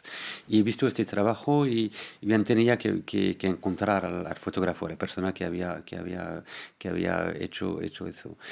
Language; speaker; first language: Spanish; non-native, fluent; French